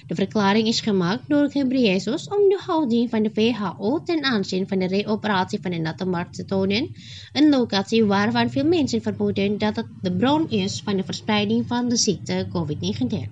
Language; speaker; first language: Dutch; non-native, fluent; Indonesian